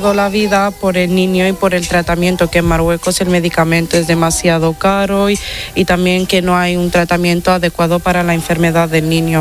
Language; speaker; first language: Spanish; non-native, fluent; Italian